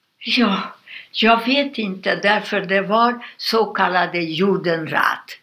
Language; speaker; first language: Swedish; non-native, fluent; Hungarian